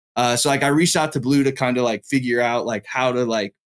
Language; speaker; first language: English; native; English